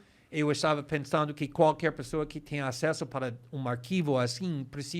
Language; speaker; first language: Portuguese; non-native, fluent; English